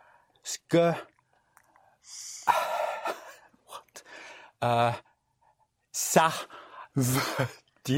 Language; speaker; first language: French; non-native, learner; English